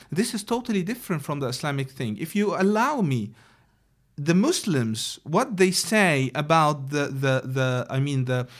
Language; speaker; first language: English; non-native, fluent; Arabic